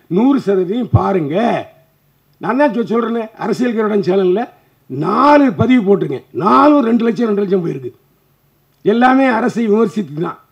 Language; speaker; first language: Tamil; native; Tamil